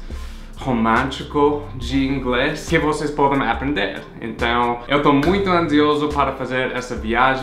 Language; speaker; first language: Portuguese; non-native, fluent; English